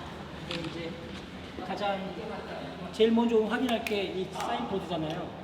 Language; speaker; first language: Korean; native; Korean